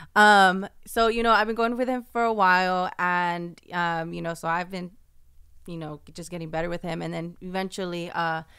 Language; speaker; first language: English; native; English